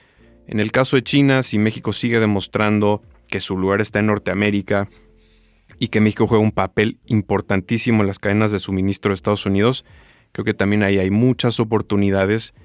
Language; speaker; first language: Spanish; native; Spanish